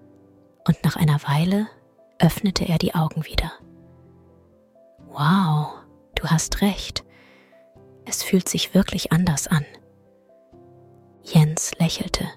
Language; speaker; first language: German; native; German